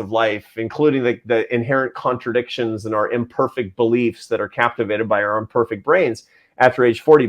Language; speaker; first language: English; native; English